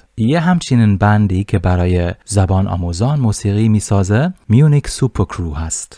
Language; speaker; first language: Persian; non-native, fluent; German